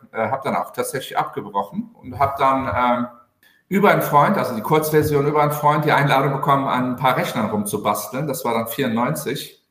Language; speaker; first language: German; early bilingual, other home language; Turkish